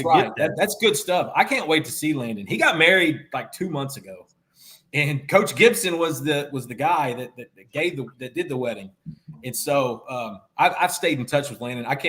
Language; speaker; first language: English; native; English